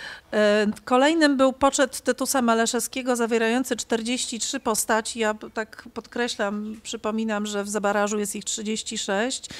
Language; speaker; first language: Polish; native; Polish